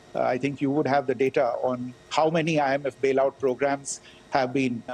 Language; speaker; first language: English; non-native, local second language; Hindi